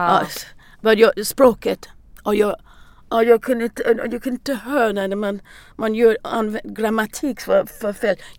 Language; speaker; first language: Swedish; non-native, learner; English